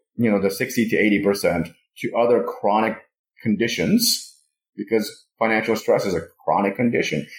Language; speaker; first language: English; non-native, fluent; Russian